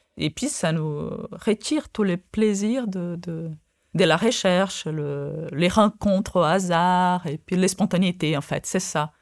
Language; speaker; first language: French; non-native, fluent; Portuguese